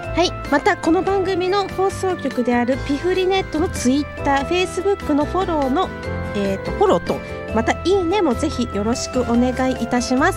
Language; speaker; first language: Japanese; native; Japanese